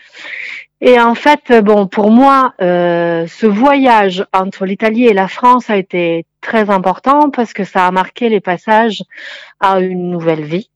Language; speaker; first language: French; non-native, fluent; Italian